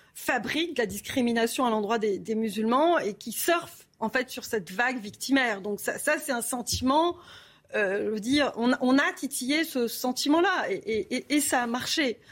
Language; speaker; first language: French; non-native, local second language; Arabic